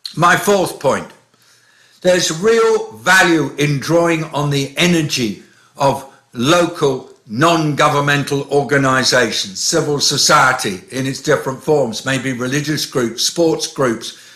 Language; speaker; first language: English; native; English